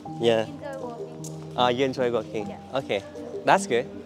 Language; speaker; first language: English; non-native, learner; Vietnamese